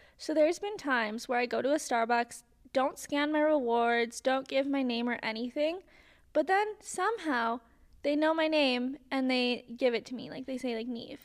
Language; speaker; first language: English; native; English